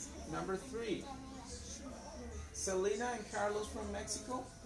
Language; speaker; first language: English; non-native, fluent; Spanish